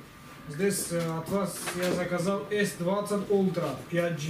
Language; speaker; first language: Russian; non-native, learner; Tajik